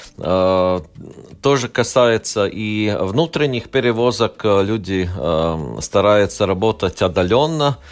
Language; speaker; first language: Russian; non-native, local second language; Latvian